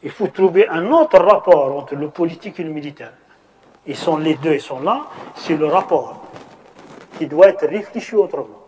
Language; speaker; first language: French; non-native, local second language; Arabic